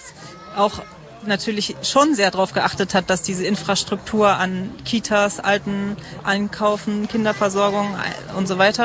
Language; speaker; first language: German; native; German